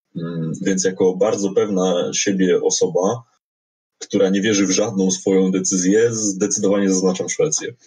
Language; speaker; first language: Polish; native; Polish